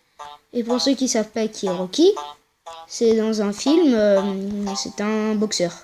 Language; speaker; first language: French; native; French